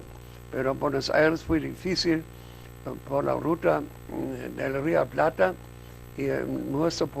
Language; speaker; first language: Spanish; non-native, fluent; German